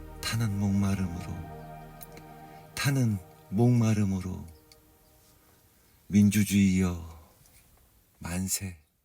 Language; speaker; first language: Korean; native; Korean